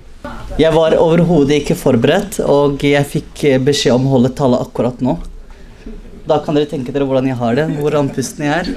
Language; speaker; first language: Norwegian; early bilingual, other home language; Somali